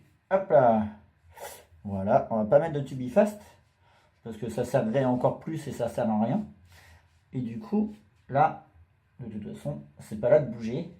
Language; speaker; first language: French; native; French